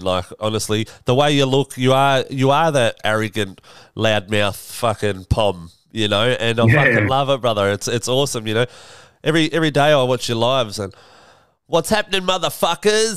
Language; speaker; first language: English; native; English